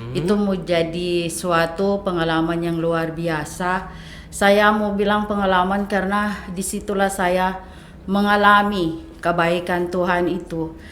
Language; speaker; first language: Indonesian; non-native, fluent; Filipino